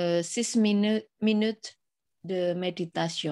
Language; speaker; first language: French; non-native, learner; Indonesian